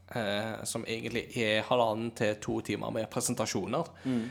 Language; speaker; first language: Norwegian; native; Norwegian